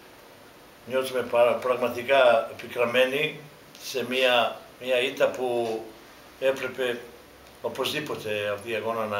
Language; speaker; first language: Greek; non-native, fluent; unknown